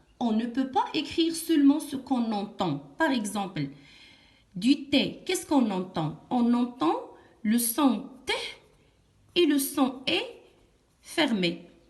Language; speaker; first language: French; non-native, local second language; Arabic